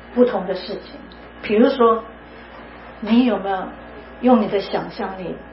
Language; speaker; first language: Chinese; native; Chinese